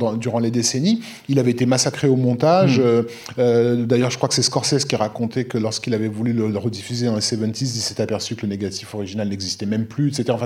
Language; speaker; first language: French; native; French